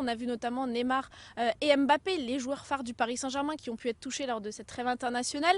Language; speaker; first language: French; native; French